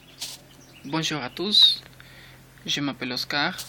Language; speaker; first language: French; non-native, learner; Spanish